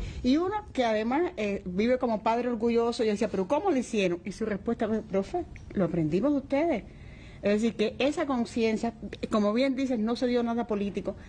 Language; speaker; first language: Spanish; native; Spanish